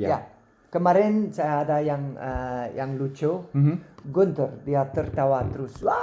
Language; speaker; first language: Indonesian; non-native, learner; Dutch